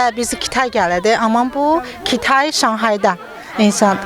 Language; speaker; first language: Azerbaijani; non-native, learner; Chinese